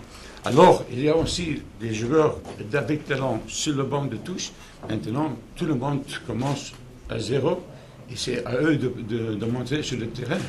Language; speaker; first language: French; non-native, local second language; Dutch